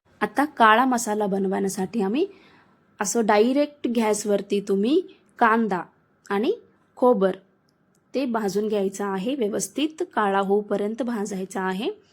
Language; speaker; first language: Marathi; non-native, local second language; Kannada